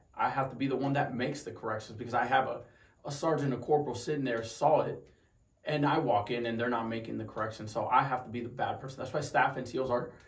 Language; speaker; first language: English; native; English